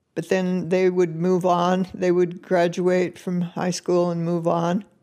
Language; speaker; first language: English; native; English